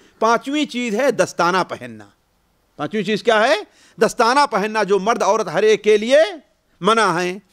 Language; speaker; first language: Urdu; native; Urdu